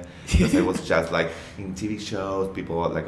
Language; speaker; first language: English; non-native, learner; Spanish